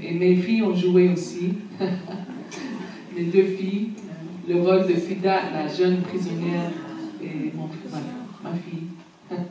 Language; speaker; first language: French; non-native, fluent; Arabic